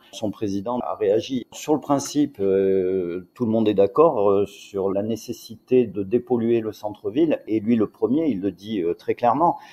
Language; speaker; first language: French; native; French